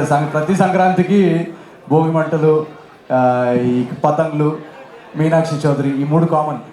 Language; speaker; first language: Telugu; native; Telugu